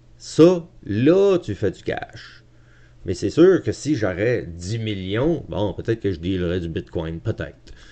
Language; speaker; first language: French; native; French